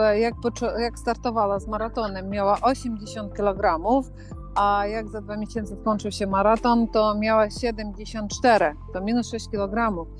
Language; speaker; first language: Polish; non-native, fluent; Ukrainian